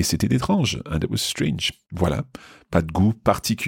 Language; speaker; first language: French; non-native, fluent; English